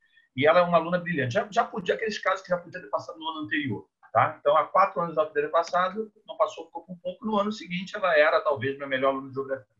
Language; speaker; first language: Portuguese; native; Portuguese